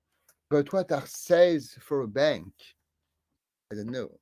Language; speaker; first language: English; non-native, fluent; French